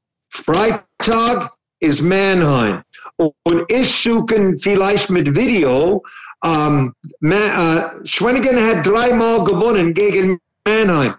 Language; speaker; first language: German; non-native, learner; English